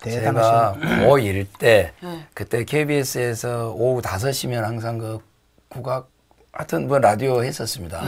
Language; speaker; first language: Korean; native; Korean